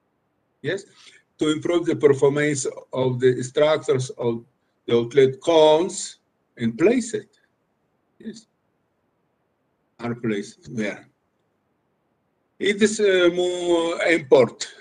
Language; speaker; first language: English; non-native, learner; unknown